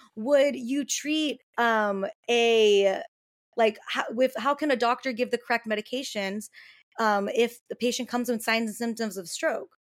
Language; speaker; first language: English; native; English